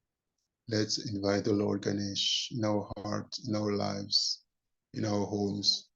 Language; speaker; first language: English; non-native, fluent; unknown